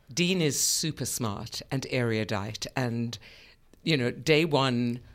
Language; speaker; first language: English; native; English